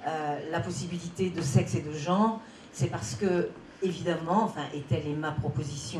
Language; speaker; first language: French; native; French